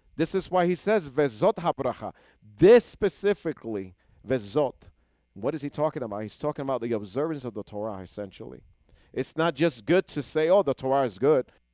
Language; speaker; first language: English; non-native, fluent; Hebrew